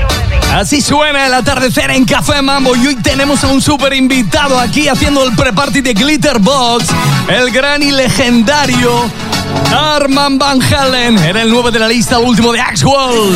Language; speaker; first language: Spanish; native; Spanish